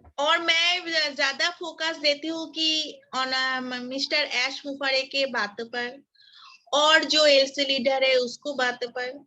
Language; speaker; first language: Hindi; non-native, local second language; Bangla